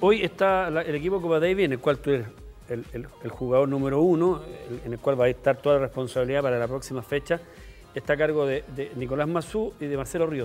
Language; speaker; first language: Spanish; native; Spanish